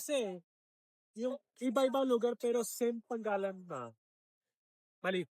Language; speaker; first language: Filipino; non-native, learner; Punjabi